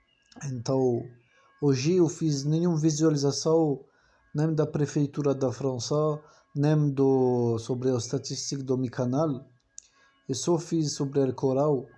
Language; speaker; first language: Portuguese; non-native, learner; French